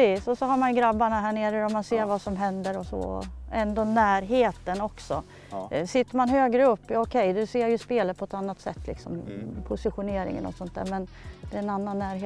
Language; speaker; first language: Swedish; native; Swedish